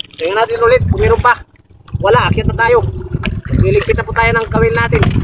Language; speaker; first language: Filipino; non-native, local second language; Cebuano